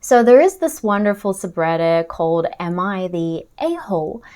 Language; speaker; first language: English; non-native, fluent; Russian